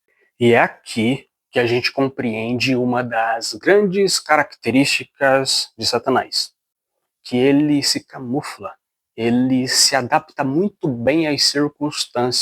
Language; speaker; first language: Portuguese; native; Portuguese